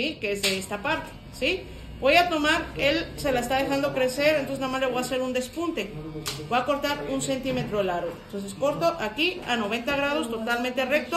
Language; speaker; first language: Spanish; native; Spanish